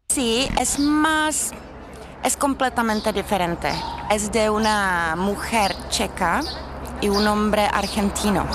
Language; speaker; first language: Spanish; non-native, learner; Czech